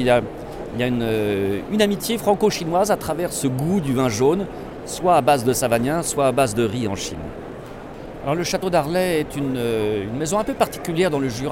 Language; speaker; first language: French; native; French